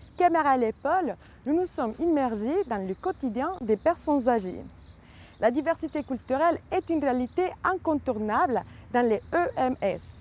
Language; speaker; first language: French; native; French